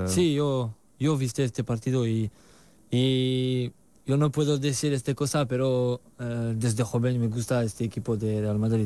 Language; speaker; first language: Spanish; non-native, learner; French